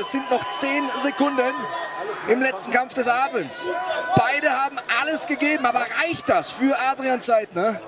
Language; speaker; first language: German; native; German